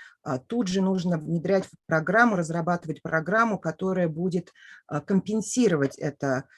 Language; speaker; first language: Russian; native; Russian